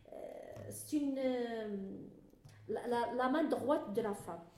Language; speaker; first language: French; non-native, learner; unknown